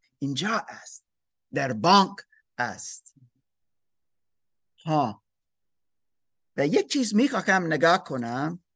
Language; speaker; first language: Persian; non-native, learner; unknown